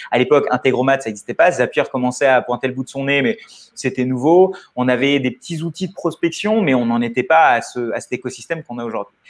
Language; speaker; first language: French; native; French